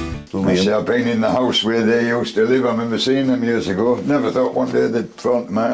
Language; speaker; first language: English; native; English